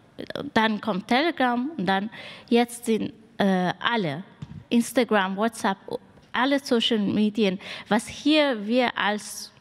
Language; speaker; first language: German; non-native, learner; Persian